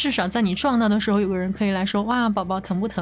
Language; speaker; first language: Chinese; native; Chinese